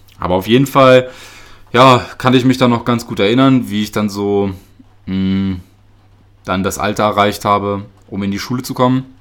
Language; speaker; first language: German; early bilingual, other home language; Russian